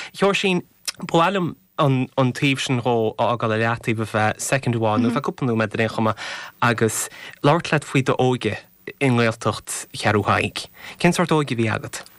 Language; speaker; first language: Irish; native; Irish